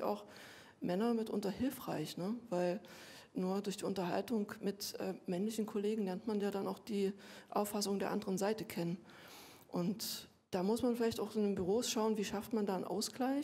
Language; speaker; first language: German; native; German